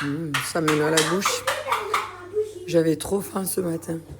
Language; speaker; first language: French; native; French